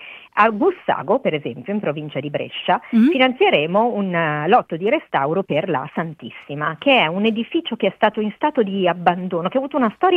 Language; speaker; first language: Italian; native; Italian